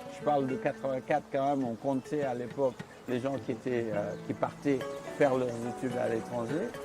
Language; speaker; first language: French; non-native, local second language; Wolof